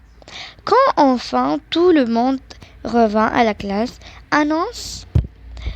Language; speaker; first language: French; non-native, local second language; Arabic